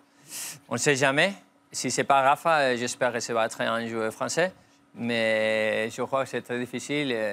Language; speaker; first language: French; non-native, fluent; Spanish